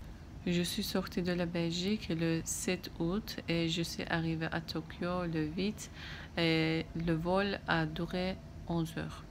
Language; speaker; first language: French; non-native, fluent; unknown